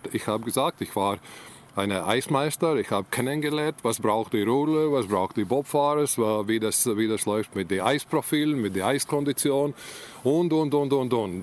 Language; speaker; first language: German; non-native, learner; Latvian